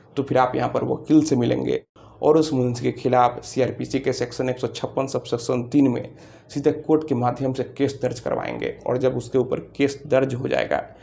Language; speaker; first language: Hindi; native; Hindi